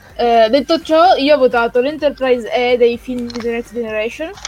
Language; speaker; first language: Italian; native; Italian